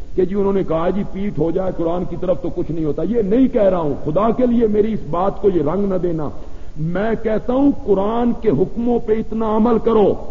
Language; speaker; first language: Urdu; non-native, local second language; Punjabi